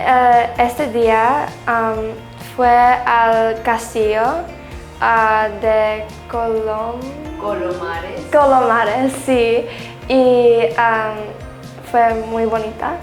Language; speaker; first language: Spanish; non-native, learner; English